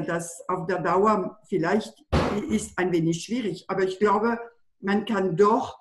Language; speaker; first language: German; non-native, fluent; French